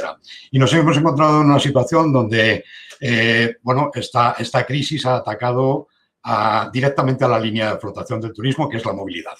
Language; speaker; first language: Spanish; native; Spanish